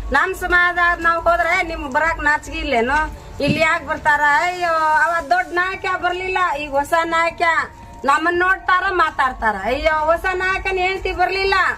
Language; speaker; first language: Kannada; non-native, local second language; Lambadi